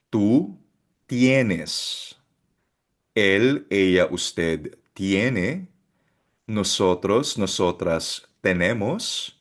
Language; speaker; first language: Spanish; non-native, fluent; Filipino